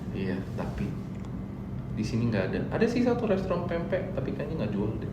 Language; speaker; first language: Indonesian; non-native, fluent; English